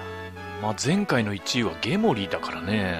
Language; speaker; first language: Japanese; native; Japanese